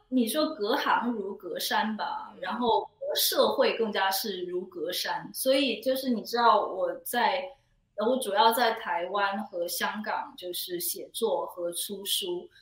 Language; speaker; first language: Chinese; non-native, local second language; Cantonese